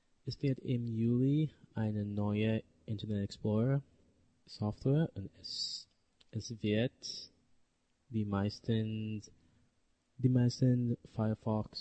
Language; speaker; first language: German; non-native, learner; English